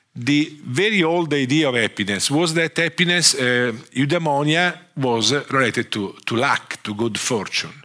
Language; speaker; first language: English; non-native, fluent; Italian